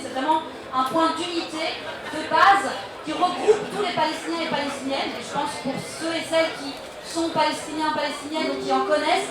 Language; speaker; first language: French; native; French